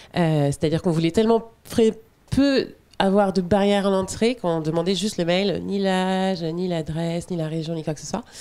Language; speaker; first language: French; native; French